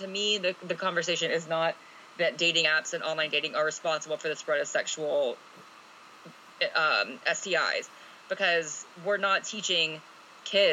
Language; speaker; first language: English; native; English